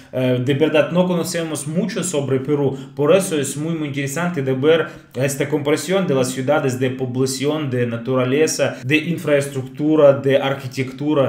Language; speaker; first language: Spanish; non-native, learner; Russian